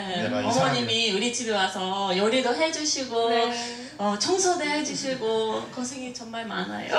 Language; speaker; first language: Korean; non-native, fluent; English